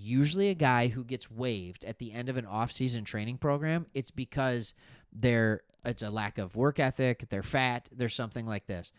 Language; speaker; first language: English; native; English